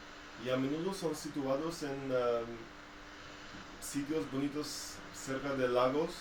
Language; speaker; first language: Spanish; non-native, fluent; English